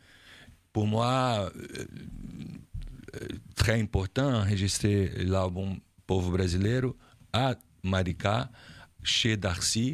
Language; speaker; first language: French; non-native, learner; Portuguese